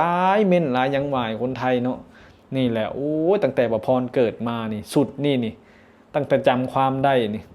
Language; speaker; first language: Thai; non-native, local second language; Northeastern Thai